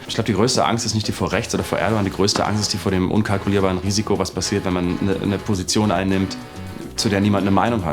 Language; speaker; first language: German; native; German